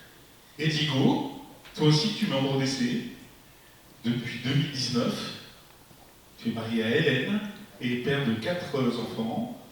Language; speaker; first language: French; native; French